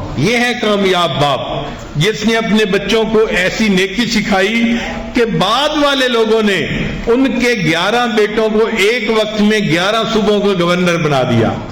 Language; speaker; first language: Urdu; non-native, local second language; Punjabi